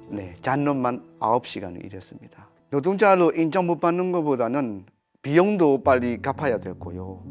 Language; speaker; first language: Korean; non-native, fluent; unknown